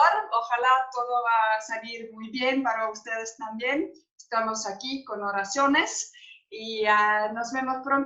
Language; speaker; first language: Spanish; non-native, learner; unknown